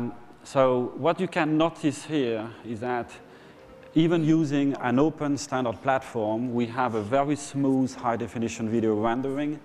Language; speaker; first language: English; non-native, fluent; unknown